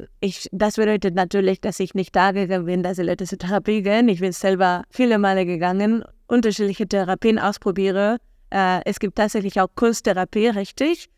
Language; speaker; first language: German; non-native, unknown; Spanish